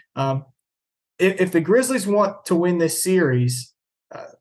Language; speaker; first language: English; native; English